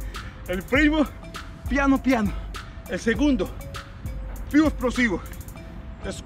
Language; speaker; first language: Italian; non-native, learner; Spanish